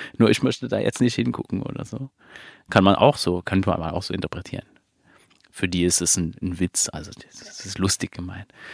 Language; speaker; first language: German; non-native, fluent; Luxembourgish